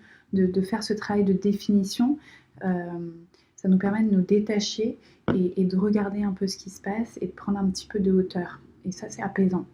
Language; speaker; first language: French; native; French